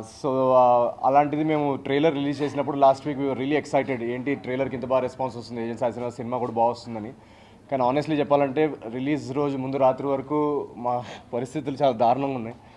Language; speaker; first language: Telugu; native; Telugu